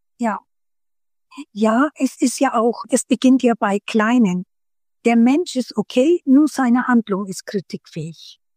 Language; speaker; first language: German; early bilingual, other home language; Turkish